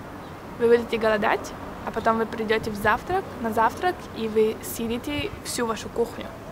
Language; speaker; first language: Russian; early bilingual, heritage; Russian